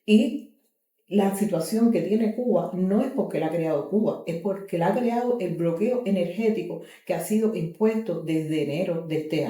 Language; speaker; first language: Spanish; native; Spanish